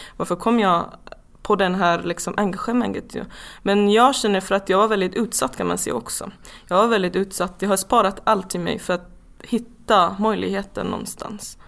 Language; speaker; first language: Swedish; non-native, fluent; Persian